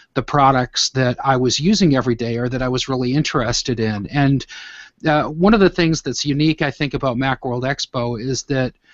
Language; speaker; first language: English; native; English